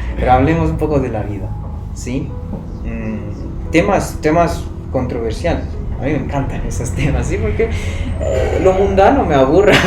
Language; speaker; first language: Spanish; non-native, fluent; Persian